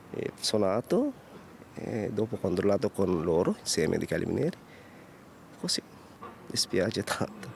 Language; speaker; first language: Italian; non-native, learner; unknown